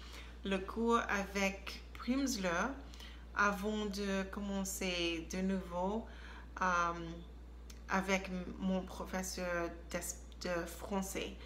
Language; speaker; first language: French; non-native, learner; English